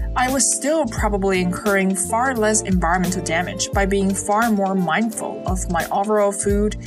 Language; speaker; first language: English; early bilingual, other home language; Chinese